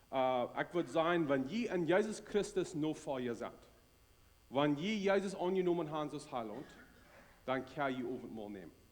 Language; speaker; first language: German; non-native, learner; Plautdietsch